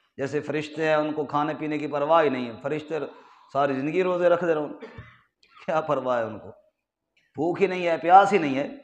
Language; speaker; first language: Urdu; non-native, local second language; Punjabi